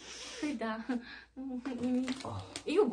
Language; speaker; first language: Korean; non-native, learner; Swedish